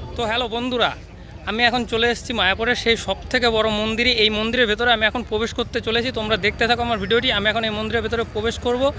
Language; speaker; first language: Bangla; native; Bangla